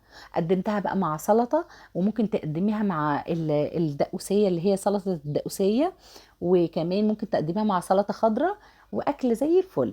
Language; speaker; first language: Arabic; native; Arabic